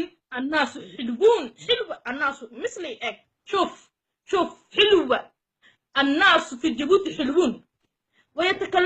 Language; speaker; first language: Arabic; non-native, learner; Somali